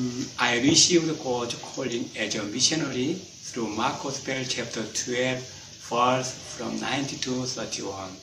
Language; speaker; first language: English; non-native, fluent; Korean